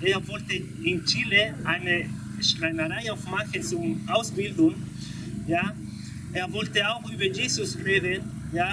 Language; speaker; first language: German; non-native, learner; Spanish